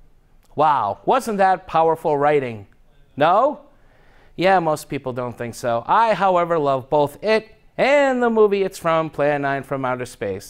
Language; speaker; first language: English; native; English